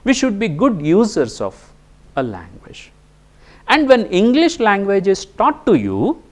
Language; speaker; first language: English; non-native, local second language; Kannada